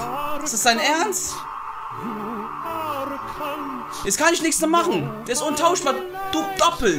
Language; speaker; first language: German; native; German